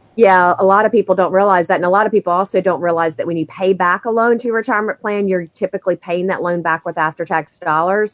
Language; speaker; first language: English; native; English